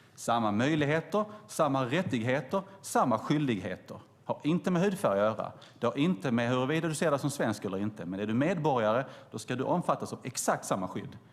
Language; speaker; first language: Swedish; native; Swedish